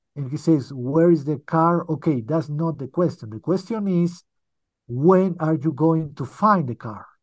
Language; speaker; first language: English; early bilingual, other home language; Spanish